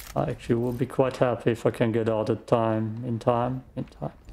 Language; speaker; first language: English; non-native, fluent; German